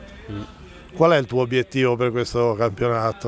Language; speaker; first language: Italian; native; Italian